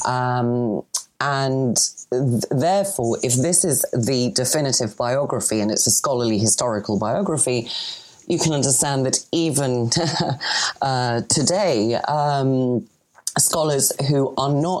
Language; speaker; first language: English; non-native, fluent; Greek